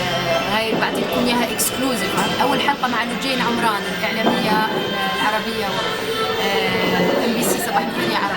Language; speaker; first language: Arabic; native; Arabic